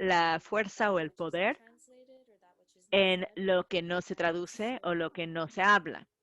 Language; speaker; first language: Spanish; non-native, fluent; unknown